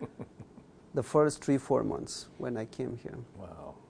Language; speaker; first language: English; non-native, fluent; Kʼicheʼ